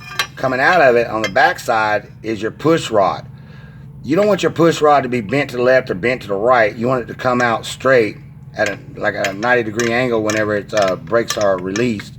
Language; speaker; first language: English; native; English